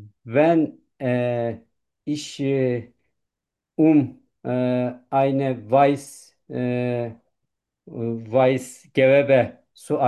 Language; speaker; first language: German; non-native, learner; Turkish